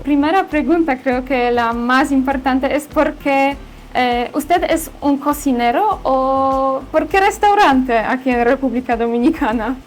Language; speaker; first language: Spanish; non-native, learner; Polish